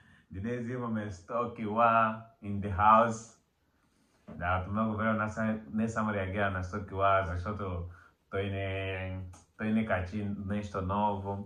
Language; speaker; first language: Bulgarian; non-native, learner; Portuguese